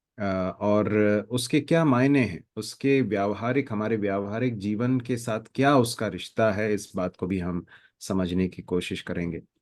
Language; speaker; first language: Hindi; native; Hindi